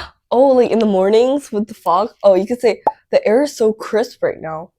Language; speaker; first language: English; early bilingual, other home language; Korean